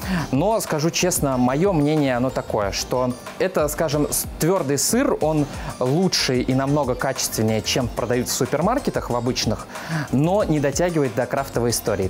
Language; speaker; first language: Russian; native; Russian